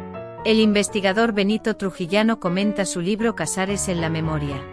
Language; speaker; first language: Spanish; native; Spanish